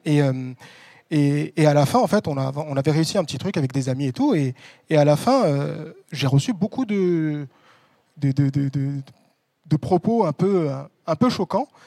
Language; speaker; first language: French; native; French